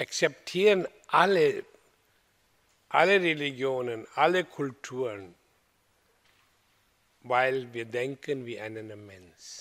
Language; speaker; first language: German; non-native, learner; Hindi